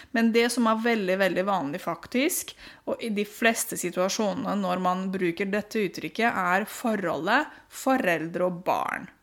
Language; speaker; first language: Norwegian; non-native, fluent; Romanian